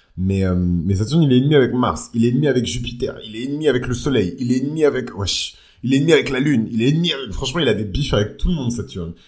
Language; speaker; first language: French; early bilingual, other home language; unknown